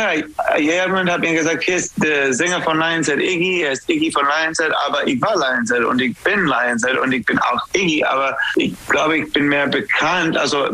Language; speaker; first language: German; non-native, learner; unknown